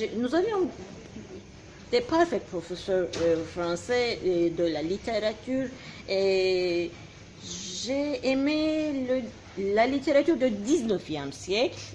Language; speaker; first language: French; non-native, fluent; Turkish